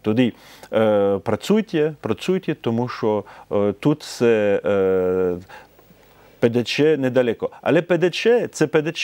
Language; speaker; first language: Ukrainian; non-native, fluent; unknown